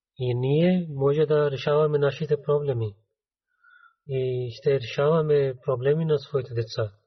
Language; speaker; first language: Bulgarian; non-native, fluent; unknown